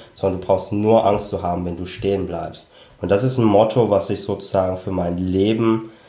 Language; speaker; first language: German; early bilingual, other home language; Cantonese